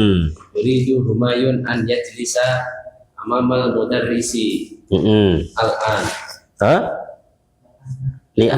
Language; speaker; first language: Arabic; non-native, learner; Javanese